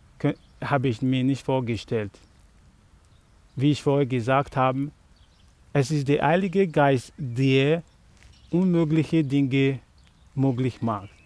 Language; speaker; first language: German; non-native, learner; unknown